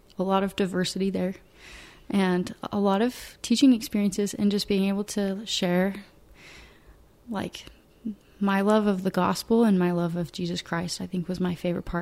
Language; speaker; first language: English; native; English